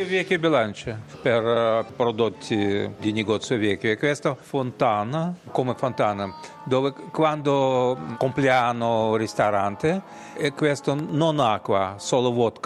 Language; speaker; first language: Italian; non-native, learner; Russian